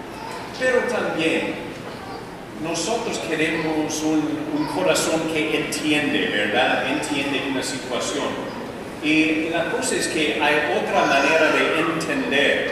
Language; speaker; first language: Spanish; non-native, fluent; English